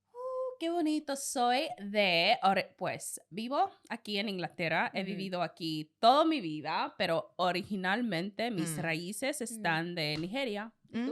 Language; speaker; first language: Spanish; non-native, learner; English